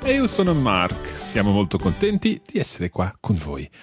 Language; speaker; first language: Italian; non-native, fluent; English